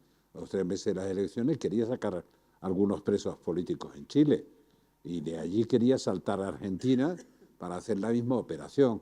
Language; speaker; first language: Spanish; native; Spanish